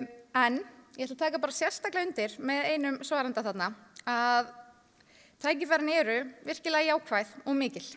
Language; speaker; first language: Icelandic; native; Icelandic